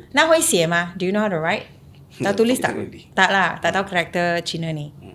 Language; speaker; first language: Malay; non-native, local second language; Chinese